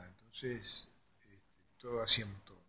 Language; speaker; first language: Spanish; native; Spanish